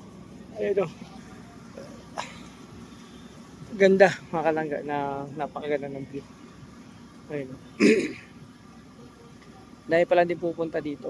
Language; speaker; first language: Filipino; non-native, local second language; Cebuano